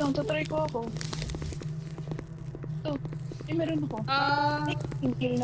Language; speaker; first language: Filipino; native; Filipino